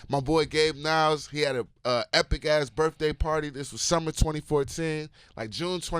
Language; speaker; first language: English; native; English